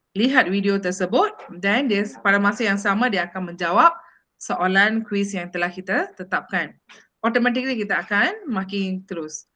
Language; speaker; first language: Malay; non-native, local second language; Tamil